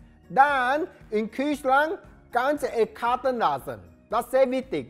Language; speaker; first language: German; non-native, learner; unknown